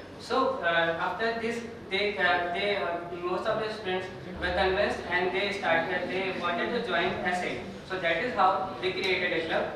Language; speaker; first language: English; non-native, local second language; Hindi